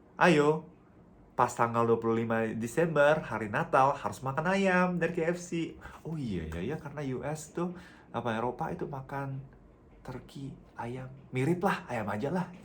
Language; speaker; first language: Indonesian; non-native, fluent; Japanese